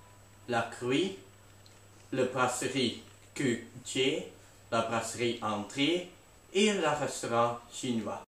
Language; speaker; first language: French; non-native, learner; Dutch